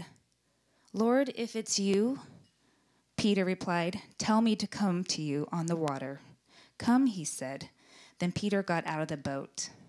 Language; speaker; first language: English; native; English